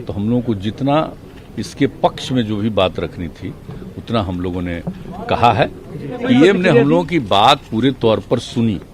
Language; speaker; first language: Hindi; native; Hindi